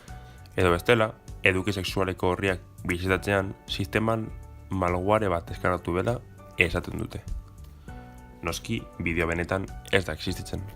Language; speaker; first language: Basque; non-native, local second language; Spanish